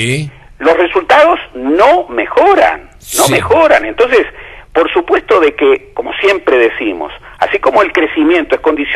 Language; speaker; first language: Spanish; native; Spanish